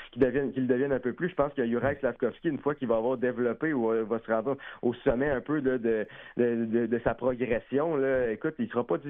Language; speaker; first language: French; native; French